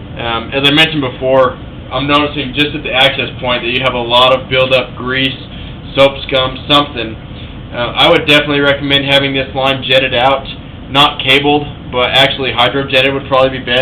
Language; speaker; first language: English; native; English